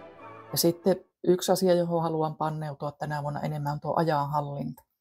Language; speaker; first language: Finnish; native; Finnish